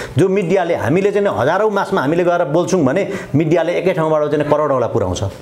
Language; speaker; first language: Nepali; non-native, local second language; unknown